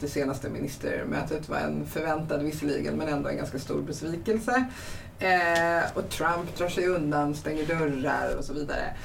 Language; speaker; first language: Swedish; native; Swedish